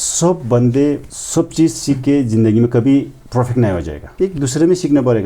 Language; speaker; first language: Hindi; non-native, fluent; Sherpa